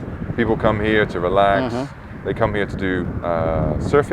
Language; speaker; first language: English; native; English